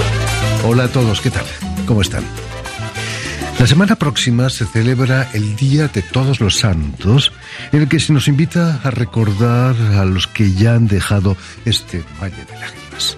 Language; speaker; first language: Spanish; native; Spanish